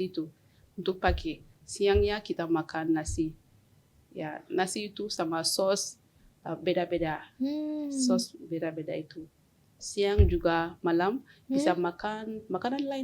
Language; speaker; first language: Indonesian; non-native, learner; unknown